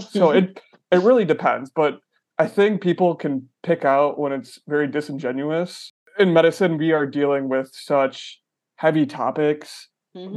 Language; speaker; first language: English; native; English